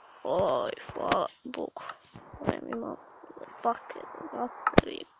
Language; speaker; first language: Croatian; early bilingual, heritage; Bosnian